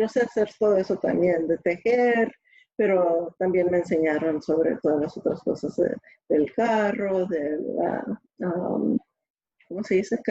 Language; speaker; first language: Spanish; early bilingual, other home language; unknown